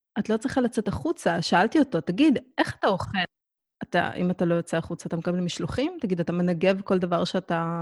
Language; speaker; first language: Hebrew; native; Hebrew